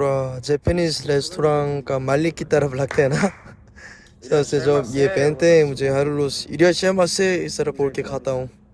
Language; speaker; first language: Hindi; non-native, learner; Korean